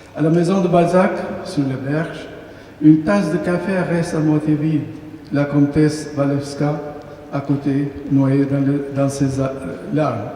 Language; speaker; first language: French; non-native, fluent; Albanian